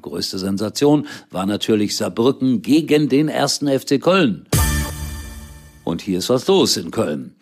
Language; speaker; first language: German; native; German